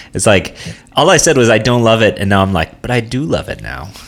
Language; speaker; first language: English; native; English